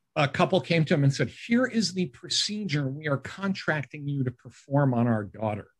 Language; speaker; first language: English; native; English